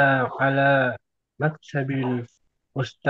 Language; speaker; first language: Arabic; non-native, learner; Indonesian